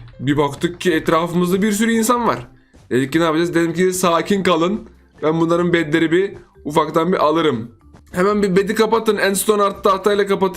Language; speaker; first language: Turkish; native; Turkish